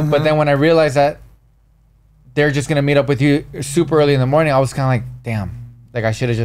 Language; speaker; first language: English; early bilingual, other home language; Spanish